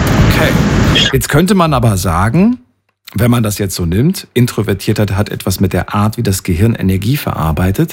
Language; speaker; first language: German; native; German